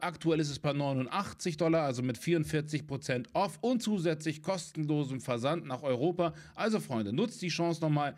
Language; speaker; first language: German; native; German